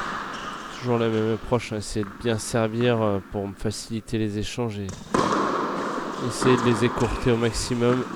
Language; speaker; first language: French; native; French